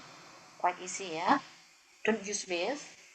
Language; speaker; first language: English; non-native, fluent; Indonesian